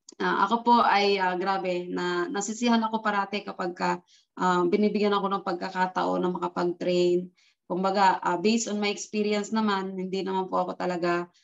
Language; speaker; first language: Filipino; native; Filipino